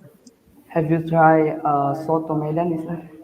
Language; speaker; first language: English; non-native, learner; Indonesian